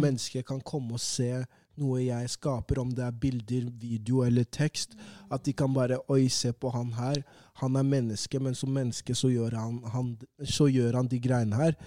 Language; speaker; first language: Norwegian; early bilingual, other home language; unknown